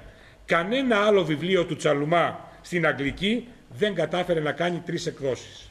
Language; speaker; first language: Greek; native; Greek